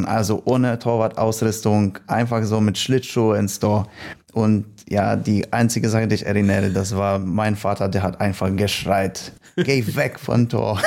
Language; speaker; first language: German; non-native, learner; Polish